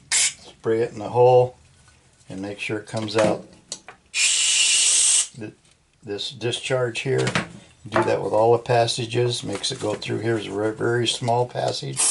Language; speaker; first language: English; native; English